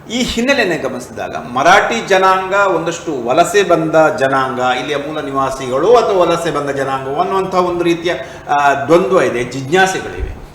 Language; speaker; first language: Kannada; native; Kannada